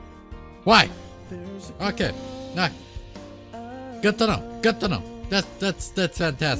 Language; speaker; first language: English; non-native, learner; German